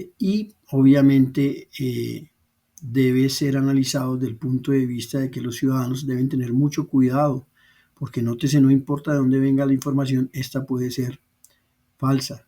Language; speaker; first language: Spanish; native; Spanish